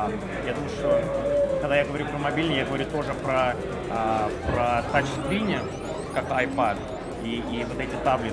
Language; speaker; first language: Russian; early bilingual, heritage; Russian